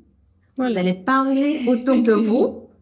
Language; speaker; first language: French; non-native, fluent; Russian